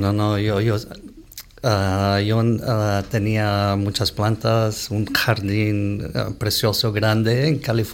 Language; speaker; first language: Spanish; early bilingual, heritage; Spanish